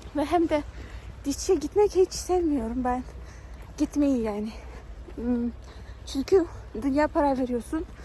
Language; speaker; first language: Turkish; non-native, fluent; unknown